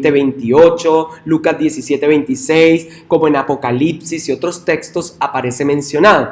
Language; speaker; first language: Spanish; native; Spanish